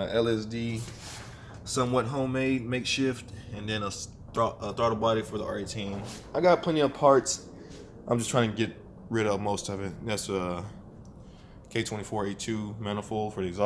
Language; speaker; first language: English; native; English